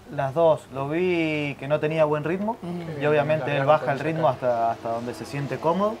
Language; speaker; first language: Spanish; native; Spanish